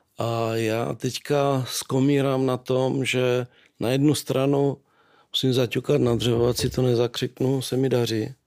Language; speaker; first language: Czech; native; Czech